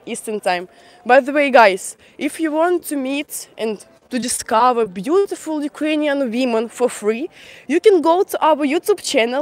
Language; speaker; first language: English; non-native, fluent; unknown